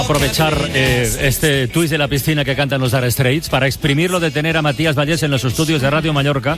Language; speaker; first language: Spanish; native; Spanish